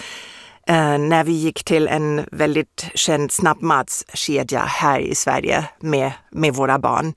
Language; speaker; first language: Swedish; non-native, fluent; German